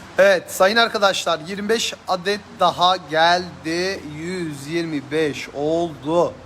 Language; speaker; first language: Turkish; native; Turkish